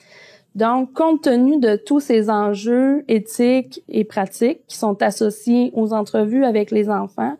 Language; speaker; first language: French; native; French